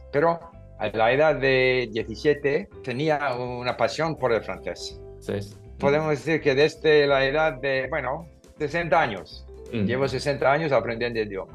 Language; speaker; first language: Spanish; non-native, fluent; English